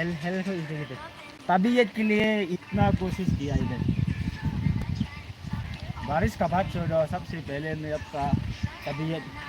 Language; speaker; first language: Hindi; non-native, local second language; Thado Chin